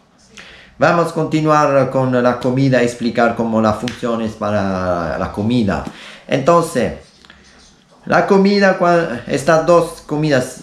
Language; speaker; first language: Spanish; non-native, learner; Italian